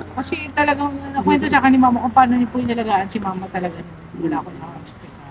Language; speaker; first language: Filipino; native; Filipino